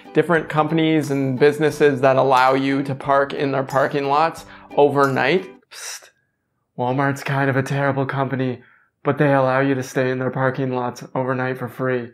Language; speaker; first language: English; native; English